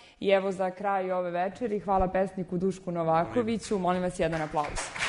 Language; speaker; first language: Serbian; native; Serbian